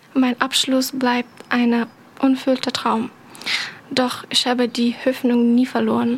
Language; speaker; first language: German; non-native, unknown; Persian